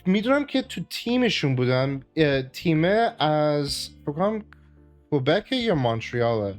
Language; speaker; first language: Persian; early bilingual, heritage; Persian